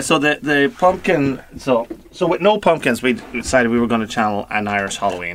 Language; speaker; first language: English; native; English